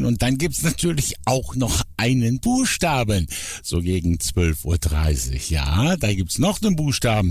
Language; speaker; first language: German; native; German